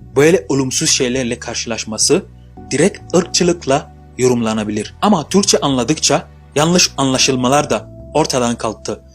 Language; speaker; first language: Turkish; non-native, fluent; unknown